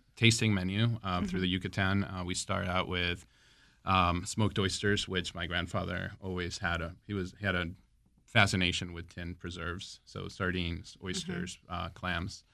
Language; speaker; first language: English; early bilingual, other home language; Spanish